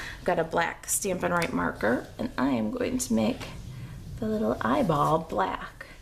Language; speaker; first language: English; native; English